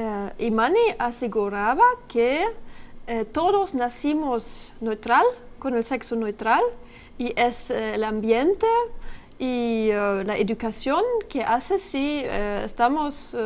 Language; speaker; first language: Spanish; non-native, learner; French